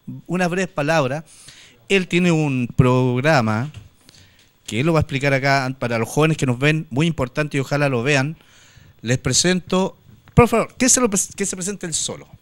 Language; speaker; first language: Spanish; native; Spanish